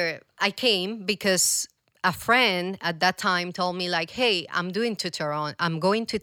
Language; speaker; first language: English; non-native, fluent; Spanish